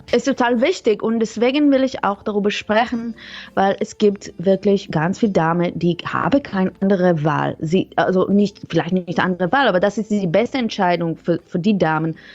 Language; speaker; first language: German; non-native, learner; Hebrew